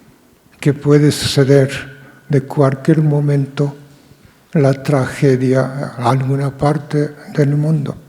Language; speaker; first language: Spanish; non-native, fluent; Japanese